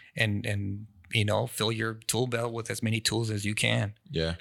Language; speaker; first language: English; non-native, fluent; Spanish